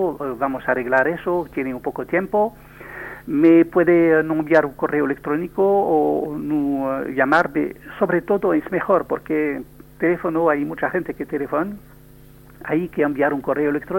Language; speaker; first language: Spanish; non-native, learner; French